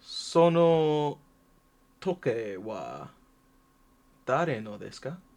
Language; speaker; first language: Japanese; non-native, learner; English